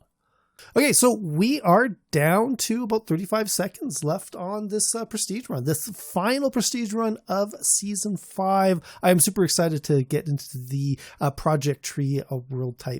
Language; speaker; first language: English; native; English